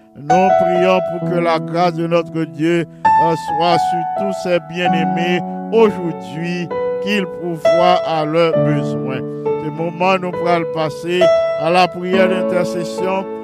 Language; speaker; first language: French; non-native, local second language; Haitian Creole